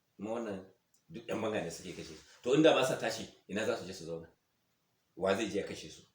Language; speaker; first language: Hausa; non-native, local second language; Fula